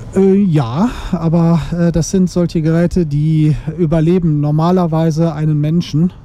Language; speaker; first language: German; native; German